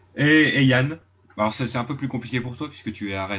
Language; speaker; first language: French; native; French